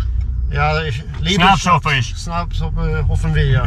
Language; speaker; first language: German; non-native, learner; Swedish